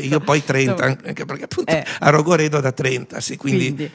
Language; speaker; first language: Italian; native; Italian